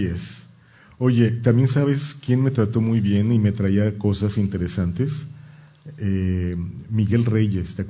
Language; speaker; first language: Spanish; native; Spanish